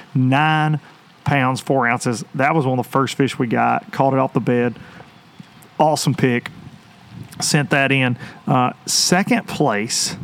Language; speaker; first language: English; native; English